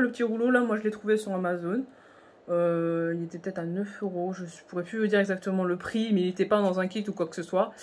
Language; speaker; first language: French; native; French